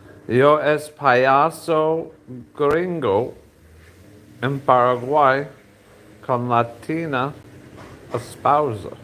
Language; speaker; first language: Spanish; non-native, learner; English